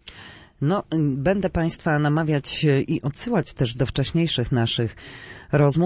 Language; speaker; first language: Polish; native; Polish